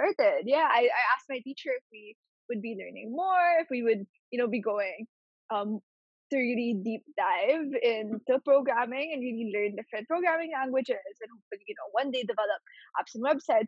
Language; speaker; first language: English; non-native, local second language; Filipino